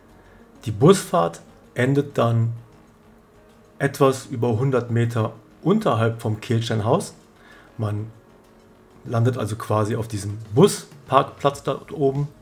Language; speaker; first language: German; native; German